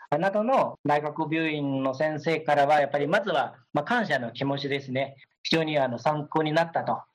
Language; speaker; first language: Japanese; non-native, fluent; Chinese